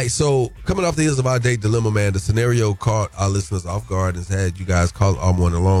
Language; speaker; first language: English; native; English